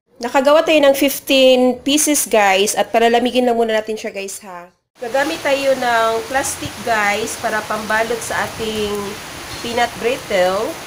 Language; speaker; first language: Filipino; non-native, local second language; Cebuano